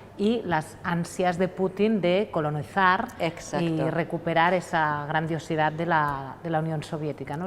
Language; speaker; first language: Spanish; non-native, local second language; Catalan